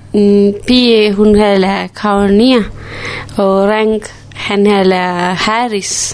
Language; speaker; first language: Danish; non-native, learner; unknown